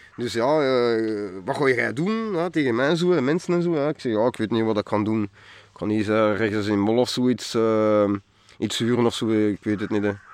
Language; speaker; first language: Dutch; non-native, local second language; French